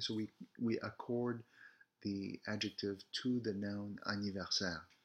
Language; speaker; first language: English; early bilingual, other home language; French